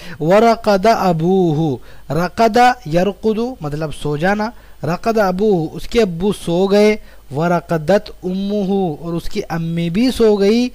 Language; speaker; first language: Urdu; native; Urdu